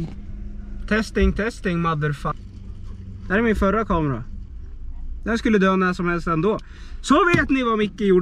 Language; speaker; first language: Swedish; native; Swedish